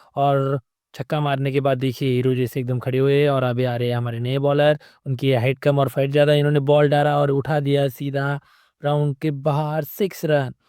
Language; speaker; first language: Hindi; non-native, local second language; Marathi